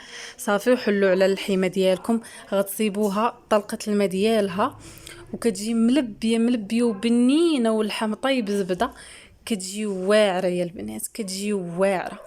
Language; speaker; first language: Arabic; native; Arabic